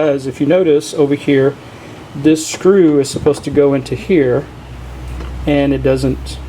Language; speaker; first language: English; native; English